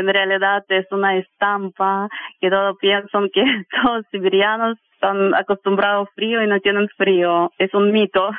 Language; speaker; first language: Spanish; non-native, fluent; Russian